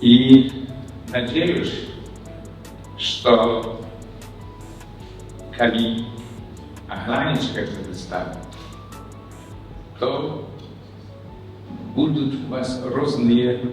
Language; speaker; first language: Polish; non-native, learner; Belarusian